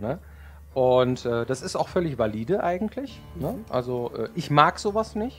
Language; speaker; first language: German; native; German